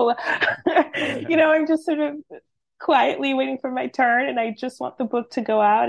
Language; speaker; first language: English; non-native, fluent; French